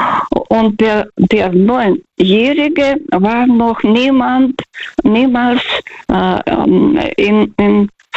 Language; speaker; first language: German; non-native, fluent; Russian